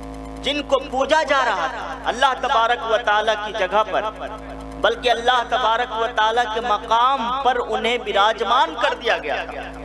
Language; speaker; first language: Urdu; native; Urdu